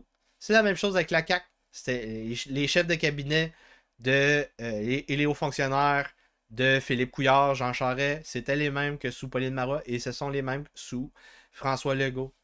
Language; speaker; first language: French; native; French